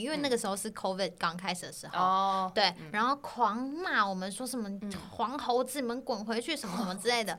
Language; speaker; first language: Chinese; native; Chinese